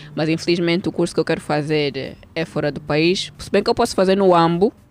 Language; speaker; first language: Portuguese; early bilingual, heritage; Portuguese